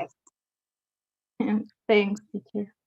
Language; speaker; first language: English; non-native, learner; Spanish